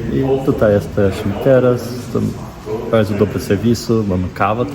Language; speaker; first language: Polish; non-native, learner; Portuguese